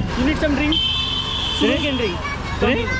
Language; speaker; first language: English; non-native, local second language; Hindi